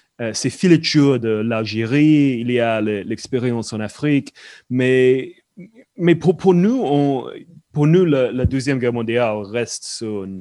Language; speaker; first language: French; non-native, fluent; English